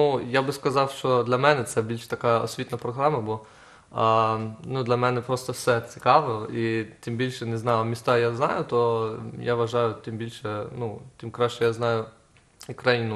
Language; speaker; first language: Ukrainian; non-native, fluent; German